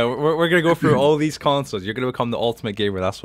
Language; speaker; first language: English; native; English